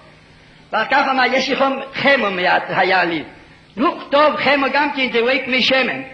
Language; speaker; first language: Hebrew; non-native, fluent; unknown